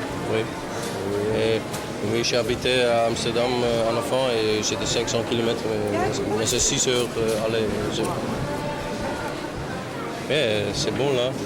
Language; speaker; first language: French; non-native, learner; Dutch